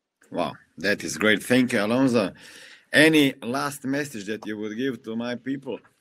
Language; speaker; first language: English; non-native, fluent; Slovenian